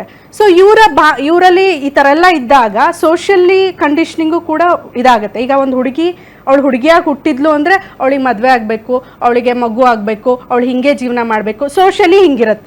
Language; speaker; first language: Kannada; native; Kannada